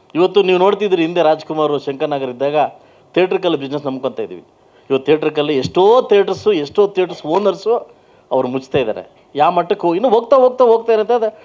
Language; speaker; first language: Kannada; native; Kannada